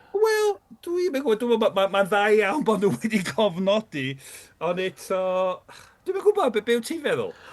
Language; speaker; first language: Welsh; non-native, fluent; English